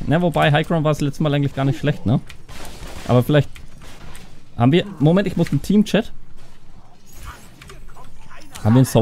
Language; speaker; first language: German; native; German